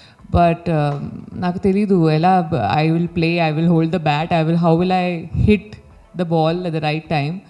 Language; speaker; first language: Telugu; non-native, learner; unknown